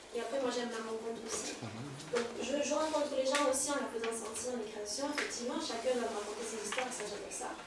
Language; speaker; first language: French; native; French